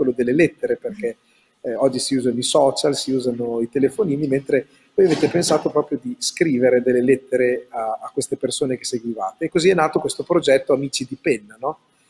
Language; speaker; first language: Italian; native; Italian